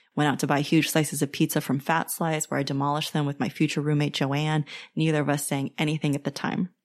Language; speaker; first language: English; native; English